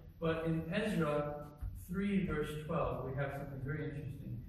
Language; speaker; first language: English; native; English